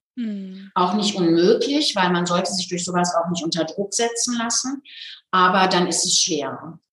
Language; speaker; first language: German; native; German